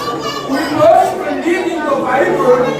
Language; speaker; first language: English; non-native, learner; Korean